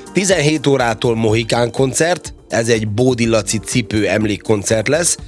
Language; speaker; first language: Hungarian; native; Hungarian